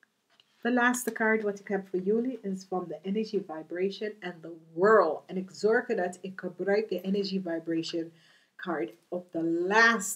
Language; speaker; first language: Dutch; non-native, fluent; English